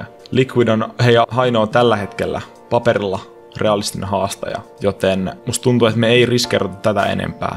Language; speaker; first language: Finnish; native; Finnish